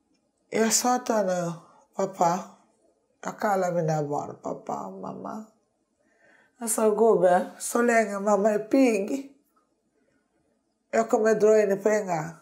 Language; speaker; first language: Swedish; non-native, learner; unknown